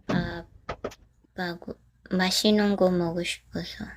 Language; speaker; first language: Korean; non-native, learner; Cebuano